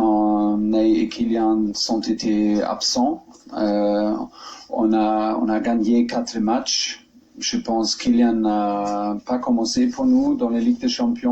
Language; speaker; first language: French; non-native, learner; German